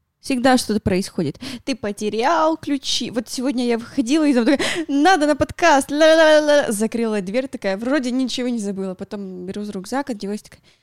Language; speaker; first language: Russian; non-native, fluent; Spanish